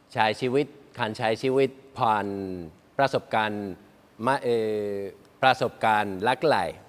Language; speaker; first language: Thai; non-native, learner; Spanish